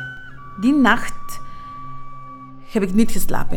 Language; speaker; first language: Dutch; non-native, fluent; Spanish